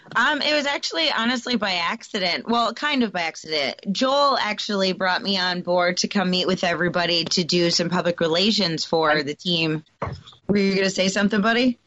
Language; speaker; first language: English; native; English